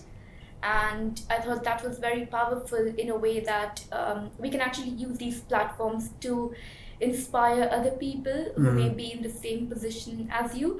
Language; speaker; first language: English; non-native, local second language; Hindi